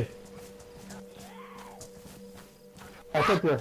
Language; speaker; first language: English; non-native, learner; Romanian